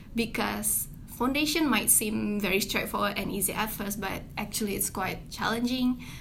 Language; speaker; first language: English; non-native, fluent; Indonesian